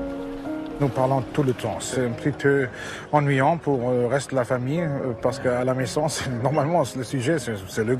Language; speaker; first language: French; non-native, fluent; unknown